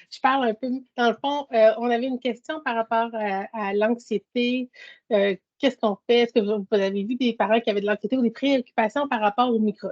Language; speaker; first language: French; native; French